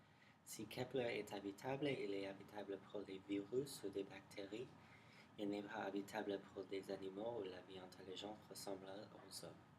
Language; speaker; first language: French; non-native, learner; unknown